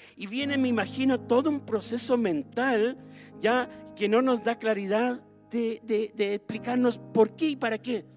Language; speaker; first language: Spanish; native; Spanish